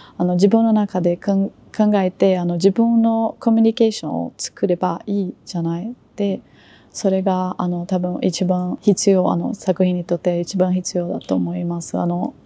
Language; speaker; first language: Japanese; non-native, learner; Portuguese